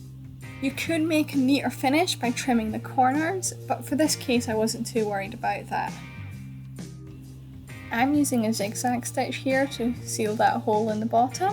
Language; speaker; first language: English; native; English